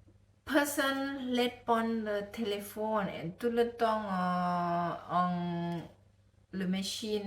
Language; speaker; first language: French; non-native, learner; Thai